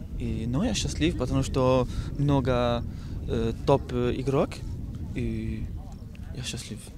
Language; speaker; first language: Russian; non-native, learner; French